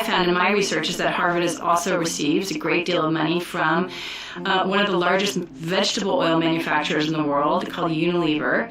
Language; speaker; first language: English; native; English